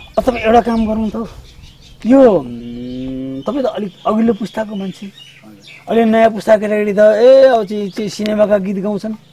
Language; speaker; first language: Nepali; native; Nepali